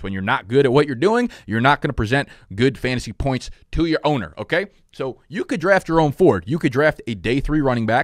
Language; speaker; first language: English; native; English